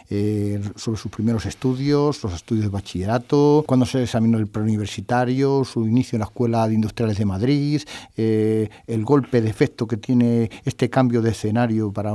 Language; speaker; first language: Spanish; native; Spanish